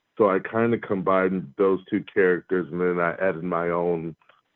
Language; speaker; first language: English; native; English